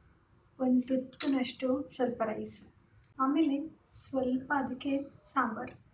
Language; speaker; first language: Kannada; native; Kannada